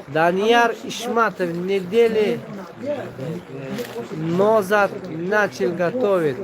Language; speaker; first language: Russian; non-native, local second language; Tajik